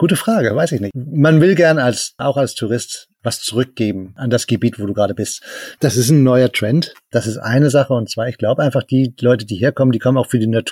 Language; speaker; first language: German; native; German